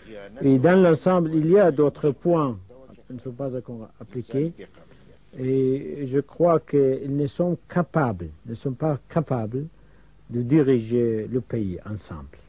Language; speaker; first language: French; non-native, fluent; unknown